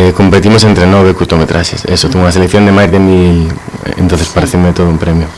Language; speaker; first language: Galician; non-native, local second language; Spanish